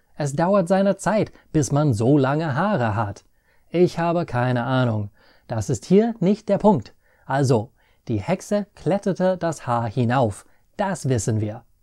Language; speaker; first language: German; non-native, fluent; English